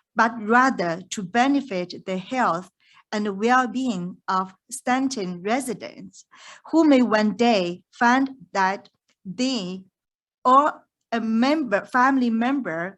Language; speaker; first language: English; non-native, fluent; Chinese